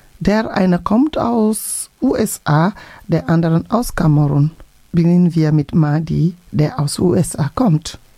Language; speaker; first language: German; non-native, fluent; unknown